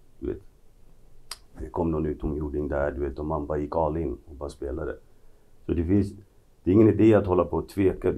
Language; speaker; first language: Swedish; early bilingual, other home language; Kurdish